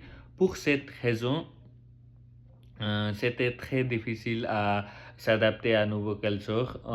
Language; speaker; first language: French; non-native, learner; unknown